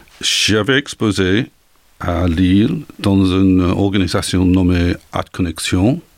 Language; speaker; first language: French; non-native, learner; English